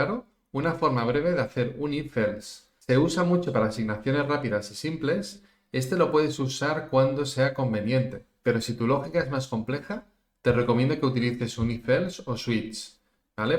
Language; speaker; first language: Spanish; native; Spanish